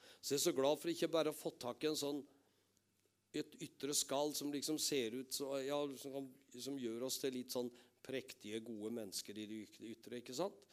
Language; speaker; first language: Norwegian; native; Norwegian